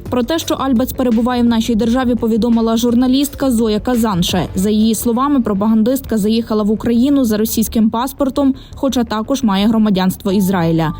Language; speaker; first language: Ukrainian; native; Ukrainian